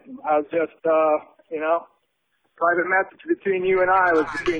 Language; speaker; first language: English; non-native, fluent; Spanish